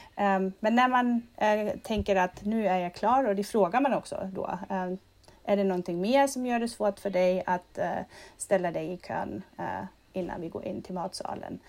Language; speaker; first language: Swedish; non-native, fluent; German